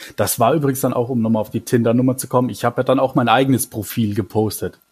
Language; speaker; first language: German; native; German